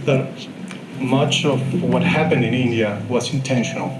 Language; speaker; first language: English; non-native, fluent; Spanish